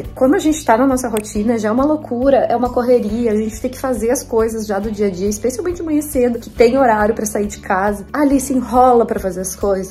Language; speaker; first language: Portuguese; native; Portuguese